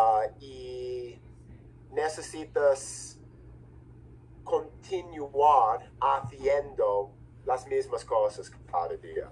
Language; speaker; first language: Spanish; non-native, fluent; English